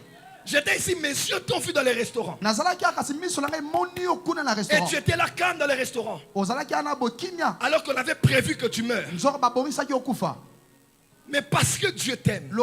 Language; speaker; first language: French; non-native, local second language; Lingala